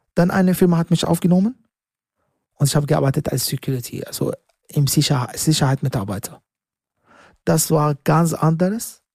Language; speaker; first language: German; non-native, fluent; Arabic